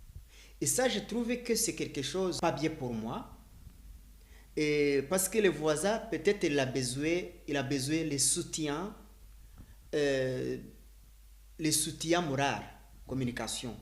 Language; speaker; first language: French; non-native, learner; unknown